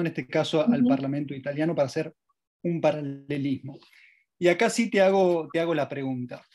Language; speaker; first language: Spanish; native; Spanish